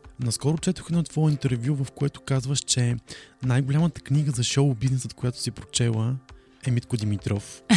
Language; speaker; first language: Bulgarian; native; Bulgarian